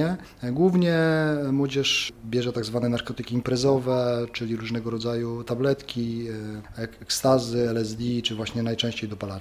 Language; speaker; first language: Polish; native; Polish